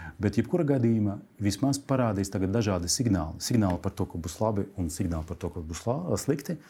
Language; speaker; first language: Latvian; non-native, local second language; Russian